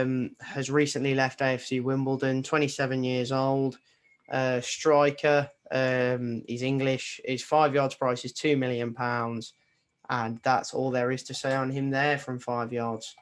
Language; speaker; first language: English; native; English